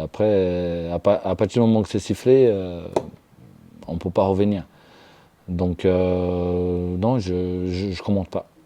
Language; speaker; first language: French; non-native, fluent; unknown